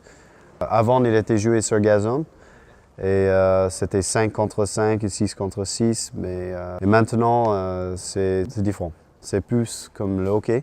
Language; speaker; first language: French; non-native, fluent; English